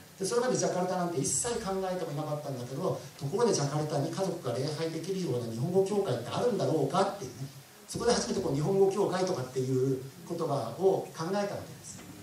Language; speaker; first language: Japanese; native; Japanese